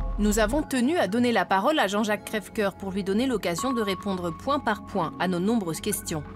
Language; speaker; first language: French; native; French